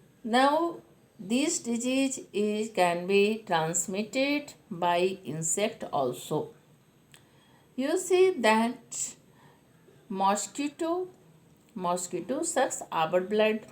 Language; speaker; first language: English; non-native, local second language; Hindi